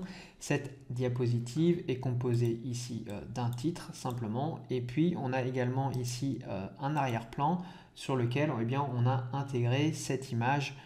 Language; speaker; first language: French; native; French